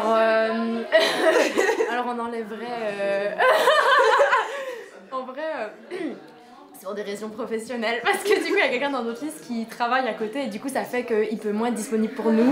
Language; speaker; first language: French; native; French